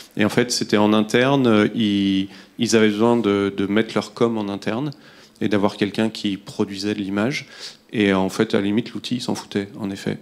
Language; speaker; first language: French; native; French